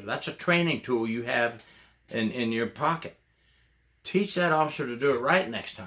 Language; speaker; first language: English; native; English